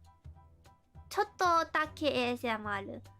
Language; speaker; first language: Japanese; non-native, learner; English